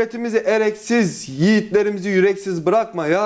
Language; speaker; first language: Turkish; native; Turkish